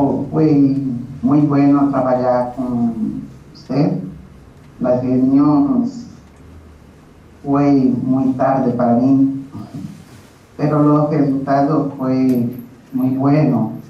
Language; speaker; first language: Spanish; non-native, learner; Portuguese